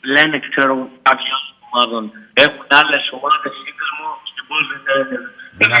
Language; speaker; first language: Greek; native; Greek